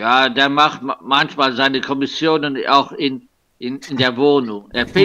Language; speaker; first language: German; non-native, local second language; Luxembourgish